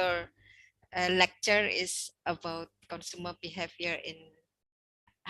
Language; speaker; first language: English; non-native, learner; Indonesian